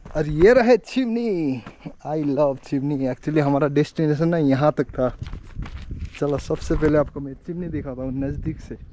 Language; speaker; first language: Hindi; non-native, local second language; Nepali